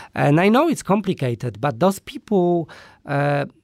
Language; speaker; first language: English; non-native, fluent; Polish